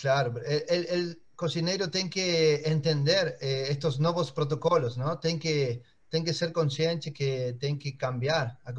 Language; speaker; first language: Spanish; non-native, learner; Portuguese